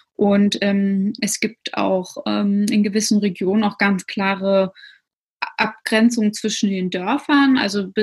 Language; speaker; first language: German; early bilingual, other home language; Russian